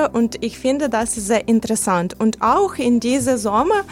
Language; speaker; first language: German; non-native, learner; Ukrainian